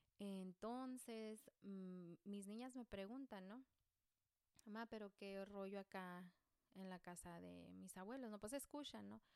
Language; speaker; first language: Spanish; early bilingual, heritage; Spanish